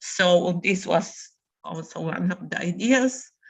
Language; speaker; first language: English; non-native, fluent; Bulgarian